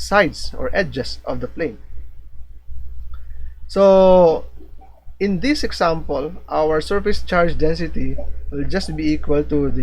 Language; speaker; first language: English; non-native, local second language; Filipino